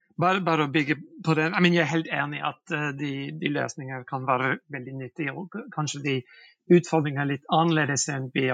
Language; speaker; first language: Norwegian; non-native, fluent; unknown